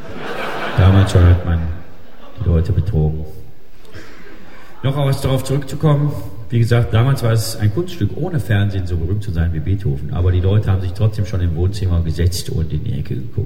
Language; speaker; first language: German; native; German